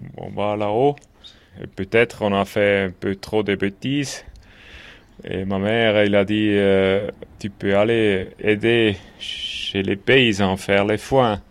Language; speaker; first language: French; non-native, local second language; German